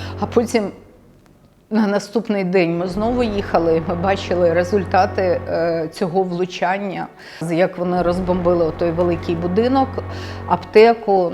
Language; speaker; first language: Ukrainian; native; Ukrainian